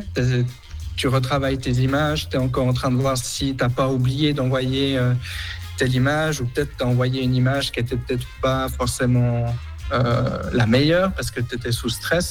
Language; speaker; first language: French; native; French